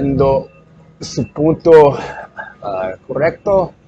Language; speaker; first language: Spanish; non-native, learner; English